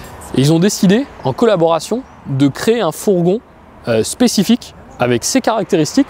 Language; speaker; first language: French; native; French